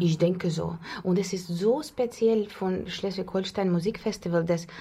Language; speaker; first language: German; non-native, learner; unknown